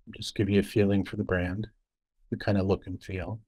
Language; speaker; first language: English; native; English